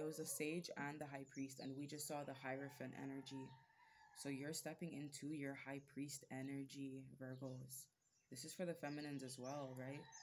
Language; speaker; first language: English; native; English